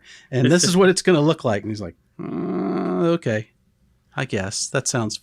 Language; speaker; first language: English; native; English